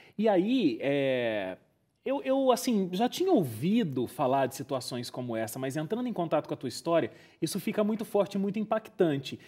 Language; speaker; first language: Portuguese; native; Portuguese